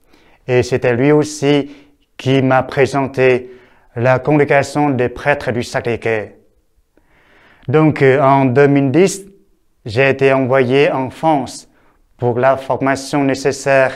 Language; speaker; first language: French; non-native, fluent; Vietnamese